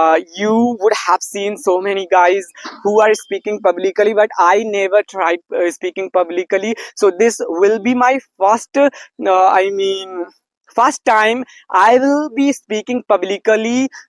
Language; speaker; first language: English; non-native, learner; Hindi